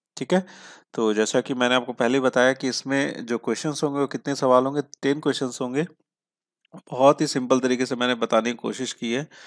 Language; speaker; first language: Hindi; native; Hindi